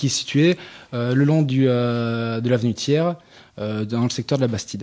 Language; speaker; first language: French; native; French